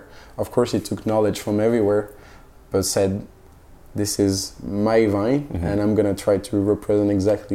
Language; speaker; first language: English; non-native, fluent; French